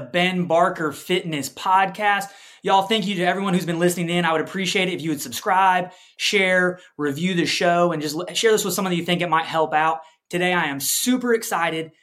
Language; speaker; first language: English; native; English